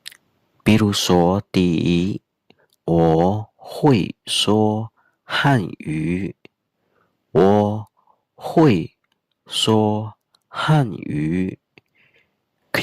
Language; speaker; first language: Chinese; non-native, fluent; Khmer